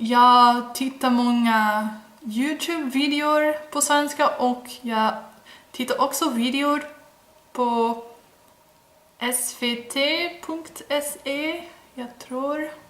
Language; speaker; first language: Swedish; non-native, learner; Dutch